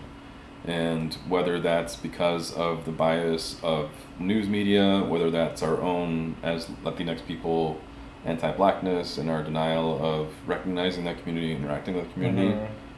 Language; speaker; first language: English; early bilingual, other home language; Spanish